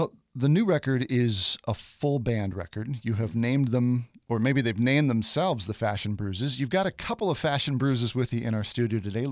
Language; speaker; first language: English; native; English